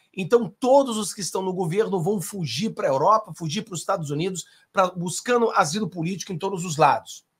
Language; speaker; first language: Portuguese; non-native, fluent; Spanish